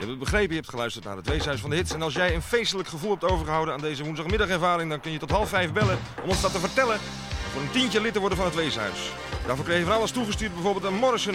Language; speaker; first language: Dutch; native; Dutch